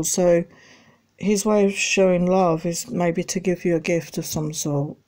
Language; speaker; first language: English; native; English